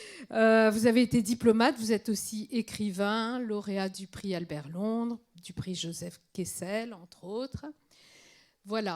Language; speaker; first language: French; native; French